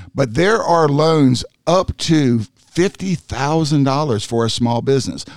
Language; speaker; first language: English; native; English